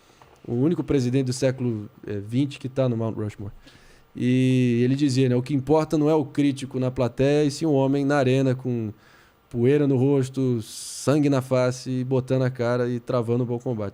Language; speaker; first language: Portuguese; native; Portuguese